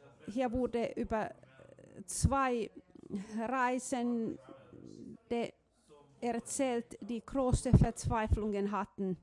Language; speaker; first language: German; non-native, fluent; Finnish